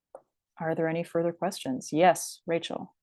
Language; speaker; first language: English; native; English